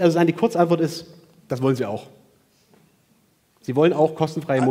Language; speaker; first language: German; native; German